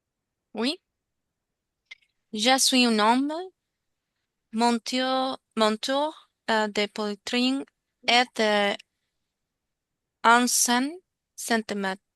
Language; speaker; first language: French; non-native, learner; Spanish